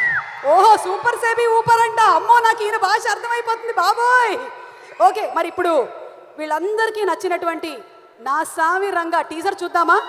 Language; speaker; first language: Telugu; native; Telugu